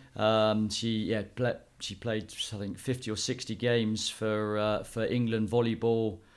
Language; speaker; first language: English; native; English